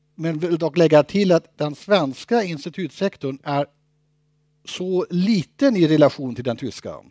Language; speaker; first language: Swedish; non-native, fluent; German